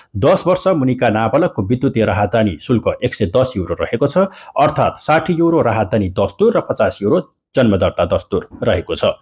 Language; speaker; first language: Nepali; native; Nepali